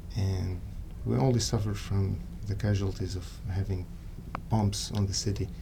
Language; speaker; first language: English; non-native, fluent; Arabic